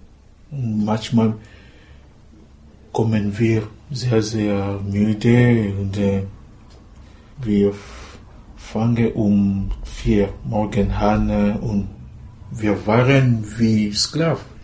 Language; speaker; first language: German; non-native, learner; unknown